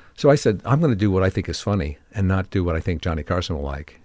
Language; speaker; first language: English; native; English